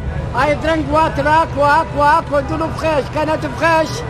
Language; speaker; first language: French; non-native, learner; Arabic